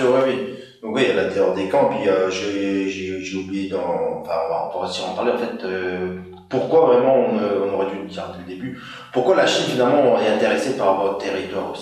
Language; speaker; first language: French; native; French